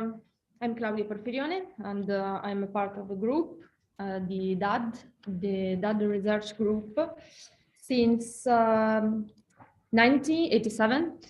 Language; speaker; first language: English; non-native, fluent; Italian